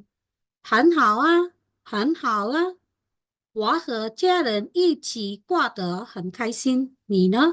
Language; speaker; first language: Chinese; non-native, fluent; Khmer